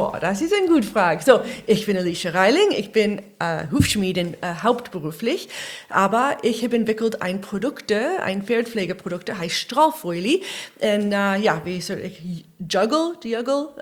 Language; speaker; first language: German; non-native, learner; English